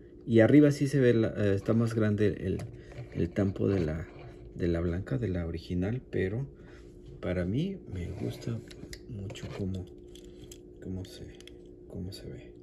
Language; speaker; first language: Spanish; native; Spanish